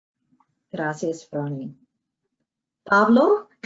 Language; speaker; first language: Spanish; non-native, fluent; English